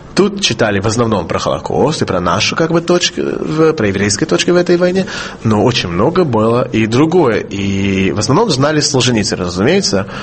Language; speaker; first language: Russian; non-native, fluent; Hebrew